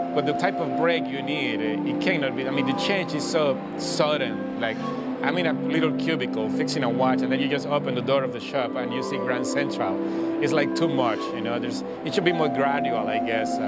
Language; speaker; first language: English; non-native, fluent; Spanish